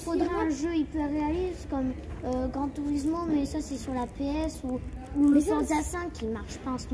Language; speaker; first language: French; native; French